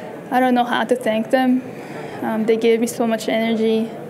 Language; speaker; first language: English; non-native, local second language; Japanese